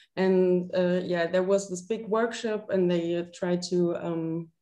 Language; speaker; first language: English; non-native, fluent; German